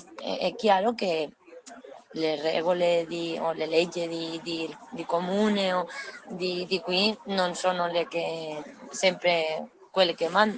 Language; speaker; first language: Italian; non-native, learner; Spanish